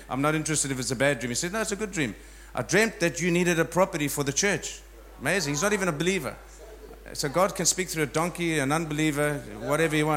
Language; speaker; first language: English; native; English